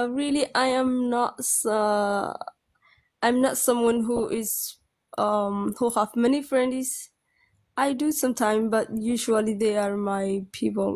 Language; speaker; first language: English; non-native, learner; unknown